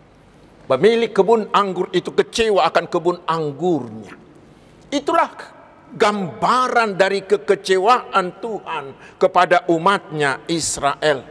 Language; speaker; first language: Indonesian; non-native, local second language; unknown